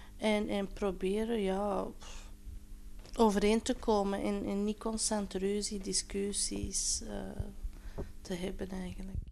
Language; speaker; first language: Dutch; non-native, local second language; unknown